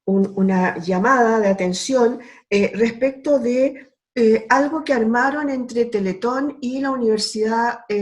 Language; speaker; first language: Spanish; native; Spanish